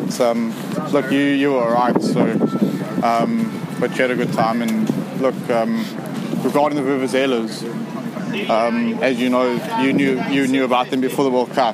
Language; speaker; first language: English; native; English